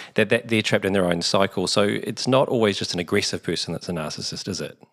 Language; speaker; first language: English; native; English